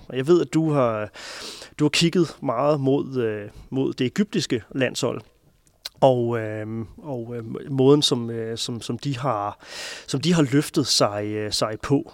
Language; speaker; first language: Danish; native; Danish